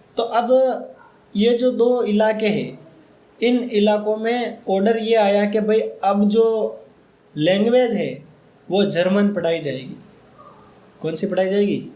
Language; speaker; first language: Hindi; native; Hindi